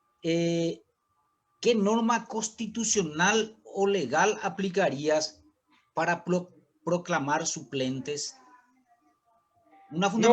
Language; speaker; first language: Spanish; native; Spanish